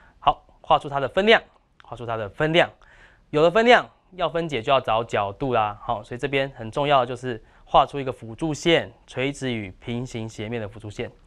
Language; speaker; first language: Chinese; native; Chinese